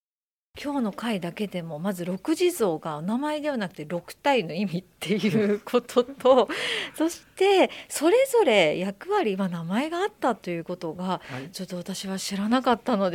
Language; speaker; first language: Japanese; native; Japanese